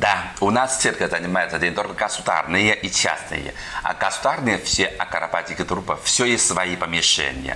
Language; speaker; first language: Russian; non-native, learner; Chinese